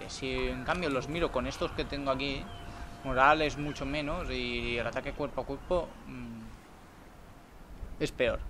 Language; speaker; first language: Spanish; native; Spanish